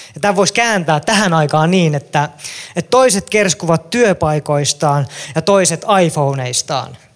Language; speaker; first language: Finnish; native; Finnish